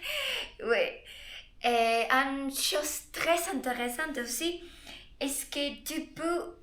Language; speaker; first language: French; non-native, learner; Spanish